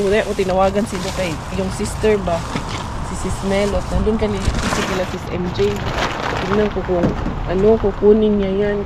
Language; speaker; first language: Filipino; non-native, local second language; Cebuano